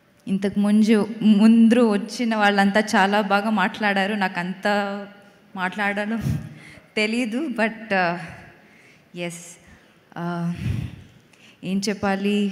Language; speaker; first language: Telugu; non-native, fluent; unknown